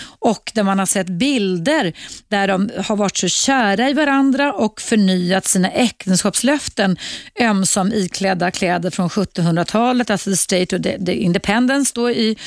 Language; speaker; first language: Swedish; native; Swedish